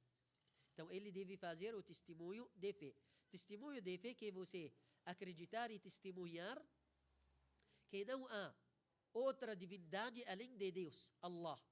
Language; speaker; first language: Portuguese; non-native, fluent; Arabic